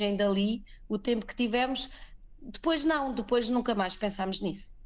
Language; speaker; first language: Portuguese; native; Portuguese